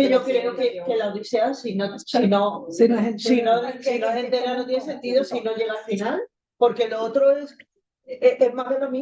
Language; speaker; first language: Spanish; native; Spanish